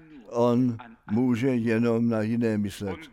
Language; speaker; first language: Czech; non-native, fluent; German